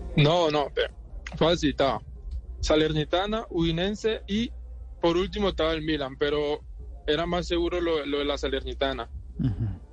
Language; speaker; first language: Spanish; native; Spanish